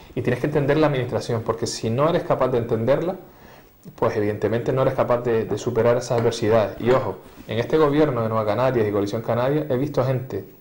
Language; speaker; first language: Spanish; native; Spanish